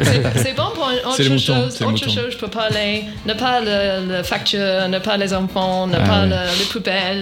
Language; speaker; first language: French; non-native, learner; English